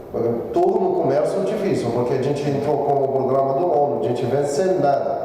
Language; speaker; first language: Portuguese; non-native, learner; Arabic